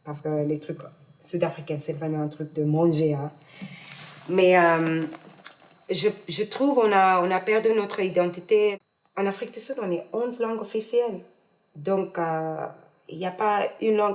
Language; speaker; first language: French; non-native, learner; English